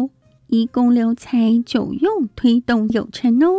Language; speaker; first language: Chinese; native; Chinese